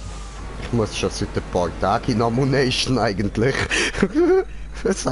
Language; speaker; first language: German; native; German